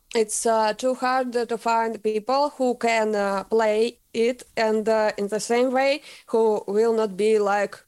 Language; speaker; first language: English; non-native, learner; Russian